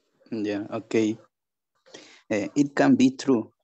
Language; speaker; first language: English; non-native, learner; Spanish